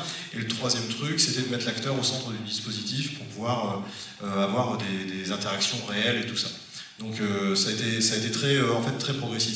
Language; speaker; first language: French; native; French